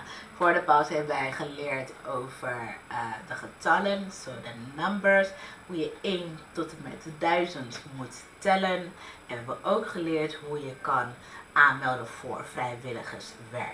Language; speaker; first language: Dutch; early bilingual, other home language; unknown